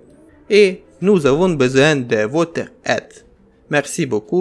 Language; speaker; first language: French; non-native, fluent; Ukrainian